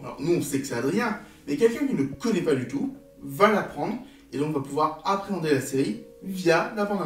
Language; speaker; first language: French; native; French